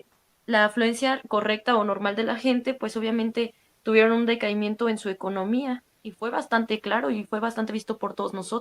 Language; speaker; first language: Spanish; native; Spanish